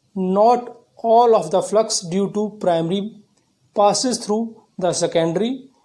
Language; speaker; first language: English; non-native, local second language; Punjabi